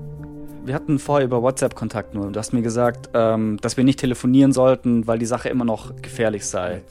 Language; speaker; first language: German; native; German